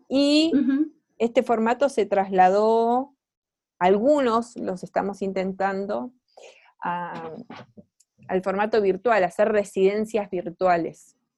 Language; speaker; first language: Spanish; native; Spanish